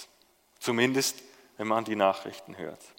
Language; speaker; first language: German; native; German